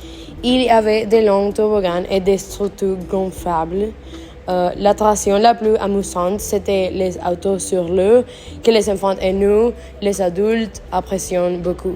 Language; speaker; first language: French; non-native, learner; Spanish